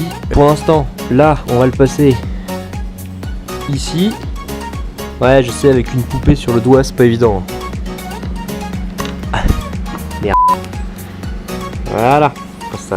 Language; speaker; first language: French; native; French